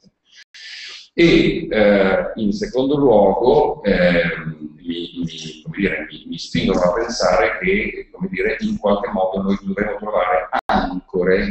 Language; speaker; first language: Italian; native; Italian